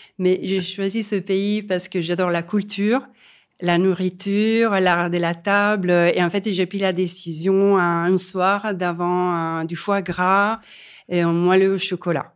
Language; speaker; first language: French; non-native, fluent; Italian